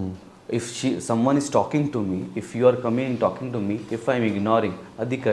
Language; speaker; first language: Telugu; non-native, learner; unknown